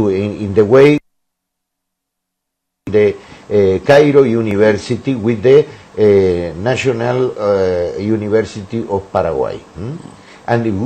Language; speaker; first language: English; non-native, learner; Spanish